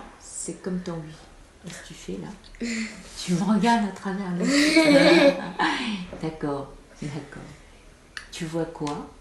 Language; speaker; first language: French; native; French